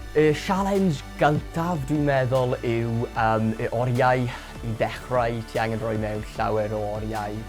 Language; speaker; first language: Welsh; non-native, local second language; English